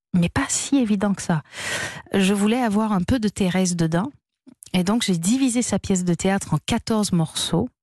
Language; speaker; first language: French; native; French